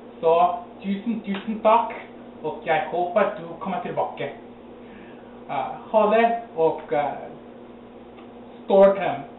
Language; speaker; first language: Norwegian; non-native, learner; English